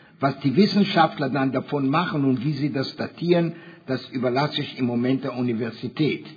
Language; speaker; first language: German; early bilingual, heritage; German